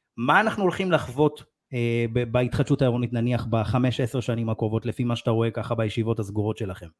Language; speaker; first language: Hebrew; native; Hebrew